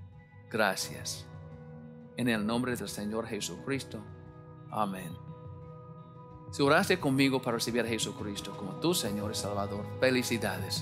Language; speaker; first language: Spanish; non-native, learner; English